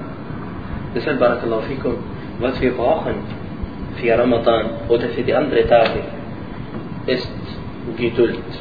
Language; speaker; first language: German; non-native, learner; Arabic